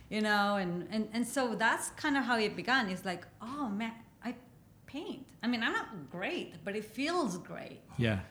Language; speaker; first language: English; non-native, fluent; Spanish